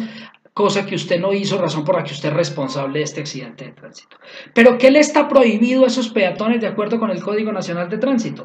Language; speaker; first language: Spanish; native; Spanish